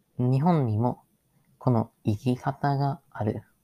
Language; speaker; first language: Japanese; non-native, learner; English